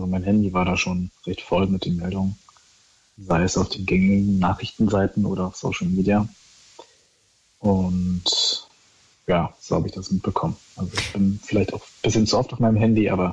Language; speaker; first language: German; native; German